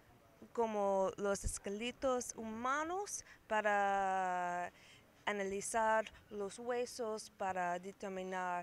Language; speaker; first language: Spanish; non-native, learner; English